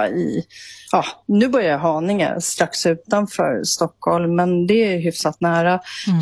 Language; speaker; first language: Swedish; native; Swedish